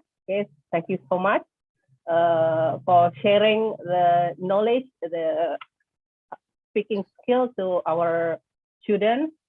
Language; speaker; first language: English; non-native, fluent; Indonesian